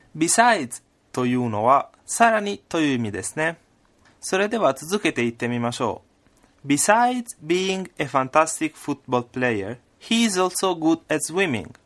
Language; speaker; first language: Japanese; non-native, fluent; Italian